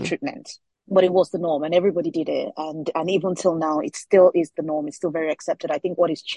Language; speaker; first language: English; non-native, local second language; Yoruba